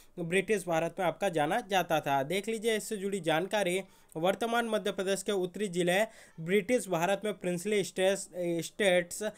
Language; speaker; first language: Hindi; native; Hindi